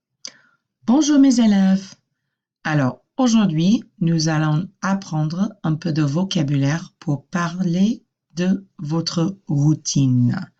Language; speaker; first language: French; non-native, fluent; English